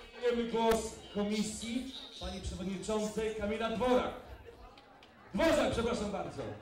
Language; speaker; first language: Polish; native; Polish